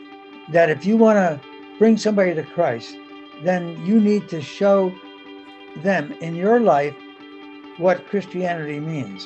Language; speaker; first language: English; early bilingual, other home language; Spanish